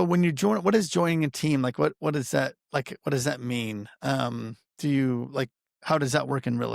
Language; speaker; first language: English; native; English